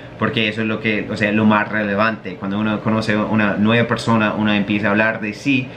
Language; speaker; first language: Spanish; non-native, fluent; English